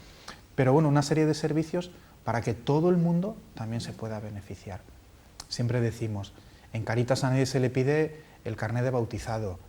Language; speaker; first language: Spanish; native; Spanish